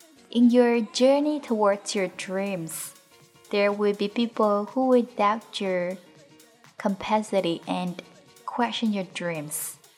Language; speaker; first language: English; non-native, fluent; Chinese